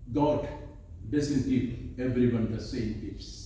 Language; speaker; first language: English; non-native, local second language; Malayalam